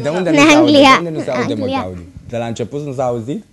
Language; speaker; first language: Romanian; native; Romanian